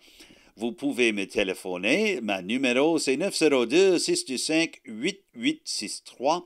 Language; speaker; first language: French; non-native, learner; English